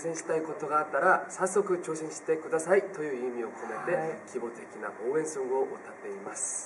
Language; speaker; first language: Japanese; non-native, fluent; Korean